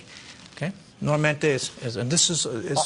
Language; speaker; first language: Spanish; non-native, learner; English